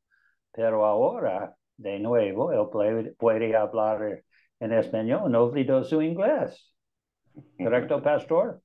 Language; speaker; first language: Spanish; non-native, learner; English